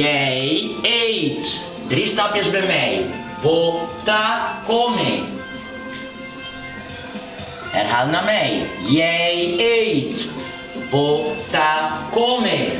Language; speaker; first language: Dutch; non-native, local second language; Papiamento